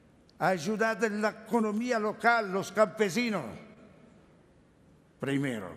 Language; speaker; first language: Spanish; non-native, learner; Italian